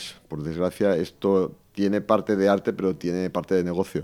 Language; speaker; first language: Spanish; native; Spanish